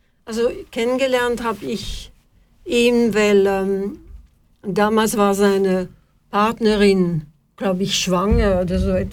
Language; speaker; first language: German; non-native, fluent; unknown